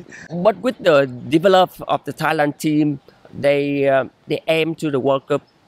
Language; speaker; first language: English; non-native, learner; Vietnamese